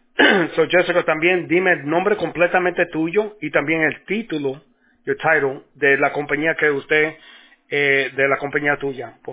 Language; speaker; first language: Spanish; early bilingual, heritage; Spanish